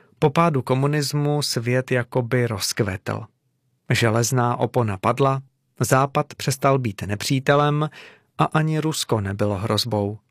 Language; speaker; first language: Czech; native; Czech